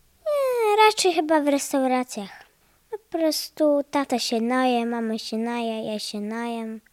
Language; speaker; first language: Polish; early bilingual, heritage; Polish